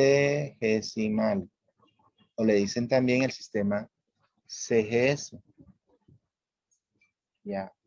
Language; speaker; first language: Spanish; native; Spanish